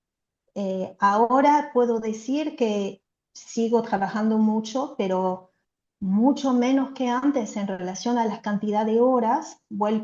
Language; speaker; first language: Spanish; non-native, fluent; French